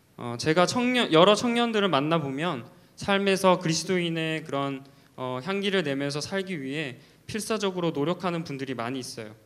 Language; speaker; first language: Korean; native; Korean